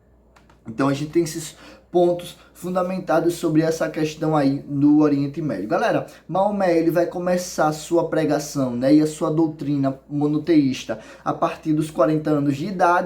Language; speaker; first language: Portuguese; native; Portuguese